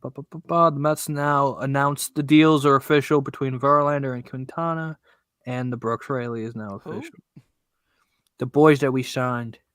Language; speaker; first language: English; native; English